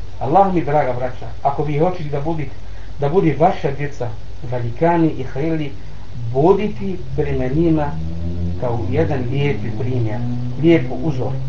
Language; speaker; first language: Bosnian; non-native, learner; Arabic